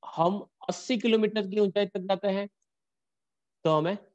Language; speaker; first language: Hindi; native; Hindi